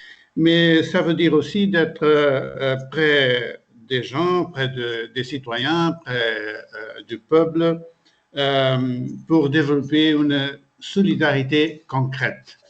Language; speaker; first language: French; non-native, fluent; Portuguese